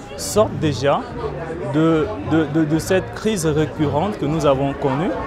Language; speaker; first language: French; non-native, local second language; Sango